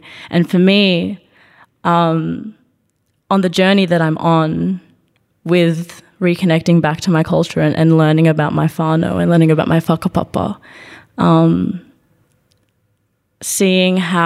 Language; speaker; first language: English; native; English